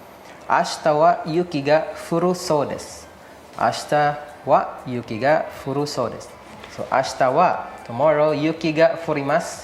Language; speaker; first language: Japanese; non-native, fluent; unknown